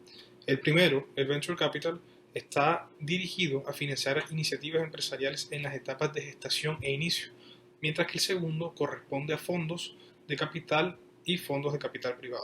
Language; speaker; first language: Spanish; native; Spanish